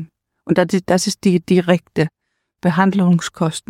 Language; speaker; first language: German; non-native, learner; Danish